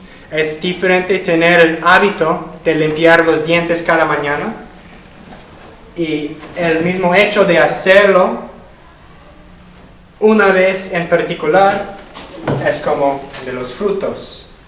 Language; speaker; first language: Spanish; non-native, fluent; English